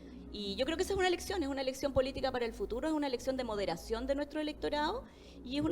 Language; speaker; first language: Spanish; native; Spanish